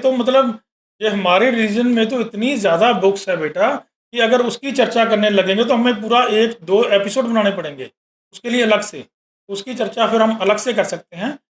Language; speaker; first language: Hindi; native; Hindi